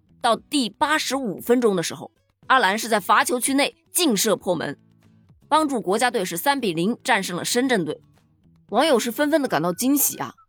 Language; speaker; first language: Chinese; native; Chinese